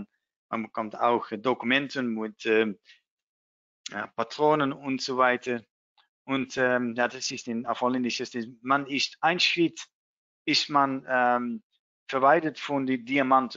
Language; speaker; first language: German; non-native, learner; Dutch